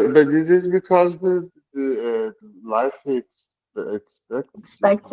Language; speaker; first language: English; non-native, learner; Portuguese